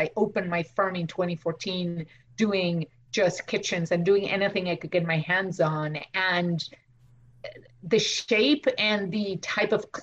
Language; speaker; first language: English; non-native, fluent; Spanish